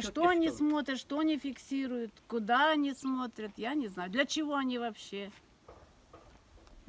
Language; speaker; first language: Russian; native; Russian